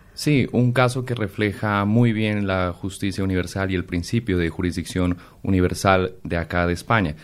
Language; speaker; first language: Spanish; native; Spanish